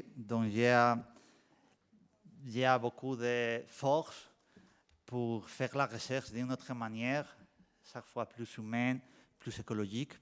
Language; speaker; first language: French; non-native, learner; Spanish